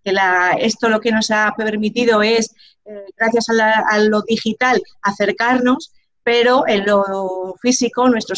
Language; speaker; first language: Spanish; native; Spanish